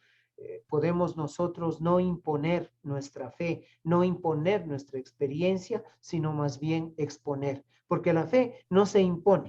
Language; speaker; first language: Spanish; native; Spanish